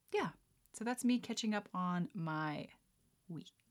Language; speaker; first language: English; early bilingual, other home language; Dutch